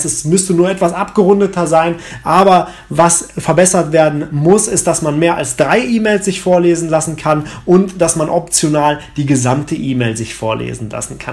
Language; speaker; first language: German; native; German